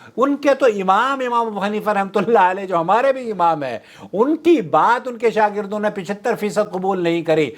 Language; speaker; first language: Urdu; native; Urdu